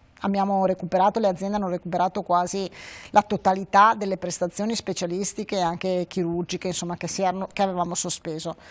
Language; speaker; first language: Italian; native; Italian